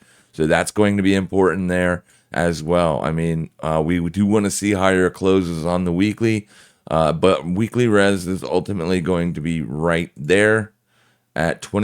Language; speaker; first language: English; native; English